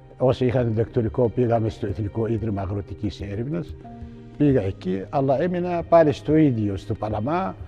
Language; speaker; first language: Greek; non-native, fluent; Arabic